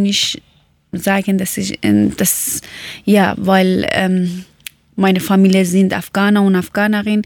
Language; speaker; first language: German; non-native, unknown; Persian